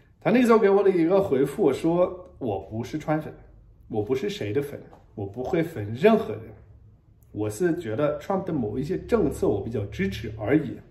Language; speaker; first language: Chinese; non-native, fluent; German